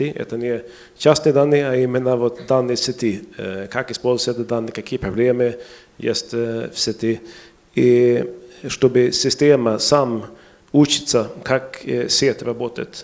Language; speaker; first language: Russian; non-native, fluent; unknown